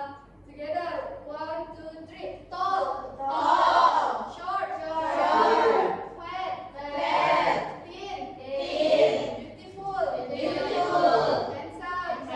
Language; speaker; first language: English; non-native, learner; Indonesian